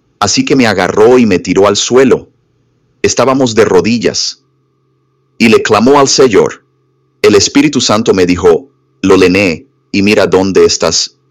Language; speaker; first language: Spanish; non-native, fluent; English